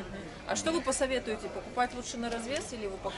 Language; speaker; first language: Russian; native; Russian